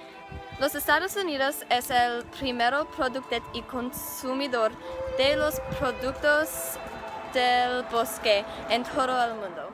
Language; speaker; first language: Spanish; non-native, learner; English